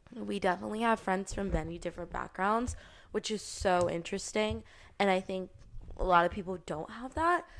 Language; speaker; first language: English; native; English